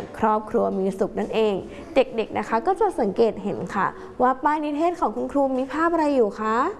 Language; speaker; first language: Thai; native; Thai